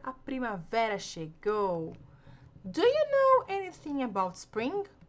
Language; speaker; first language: English; non-native, fluent; Portuguese